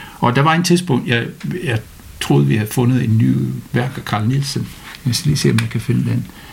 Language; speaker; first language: Danish; non-native, fluent; English